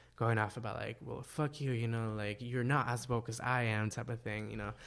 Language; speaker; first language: English; non-native, fluent; Spanish